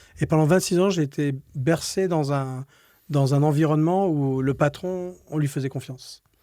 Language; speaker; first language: French; native; French